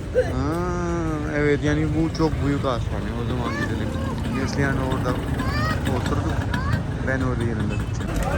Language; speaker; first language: Turkish; non-native, learner; Urdu